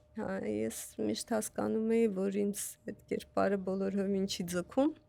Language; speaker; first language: Armenian; native; Armenian